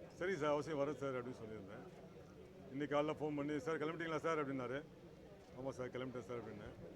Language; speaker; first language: Tamil; native; Tamil